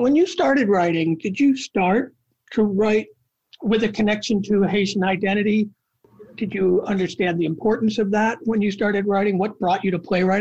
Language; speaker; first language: English; native; English